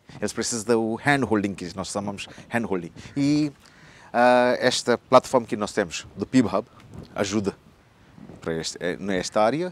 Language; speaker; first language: Portuguese; non-native, learner; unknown